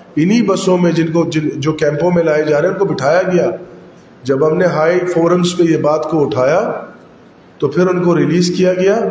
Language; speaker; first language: Urdu; non-native, local second language; Pashto